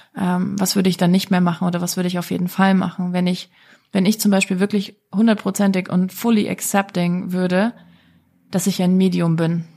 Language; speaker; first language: German; native; German